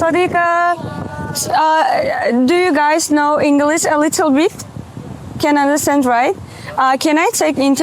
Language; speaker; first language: English; non-native, learner; Uzbek